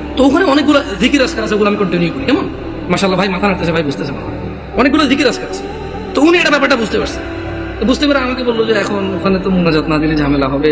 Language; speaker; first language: Bangla; early bilingual, heritage; Bangla